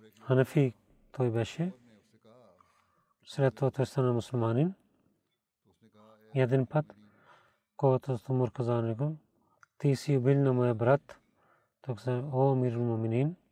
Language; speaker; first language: Bulgarian; non-native, learner; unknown